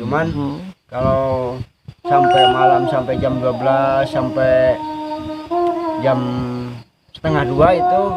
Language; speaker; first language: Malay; non-native, local second language; Sundanese